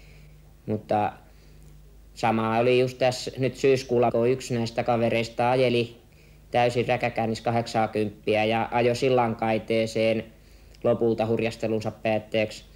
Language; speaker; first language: Finnish; native; Finnish